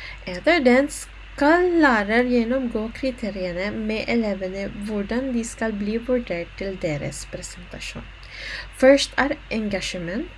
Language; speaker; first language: Norwegian; non-native, learner; Filipino